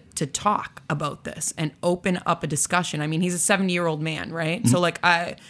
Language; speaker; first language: English; native; English